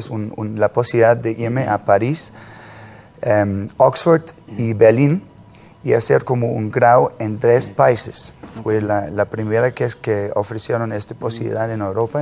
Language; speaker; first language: Spanish; non-native, fluent; German